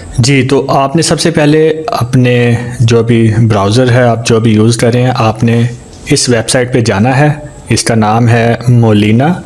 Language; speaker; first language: Urdu; native; Urdu